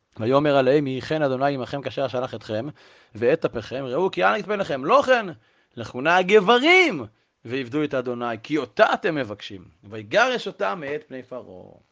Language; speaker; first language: Hebrew; native; Hebrew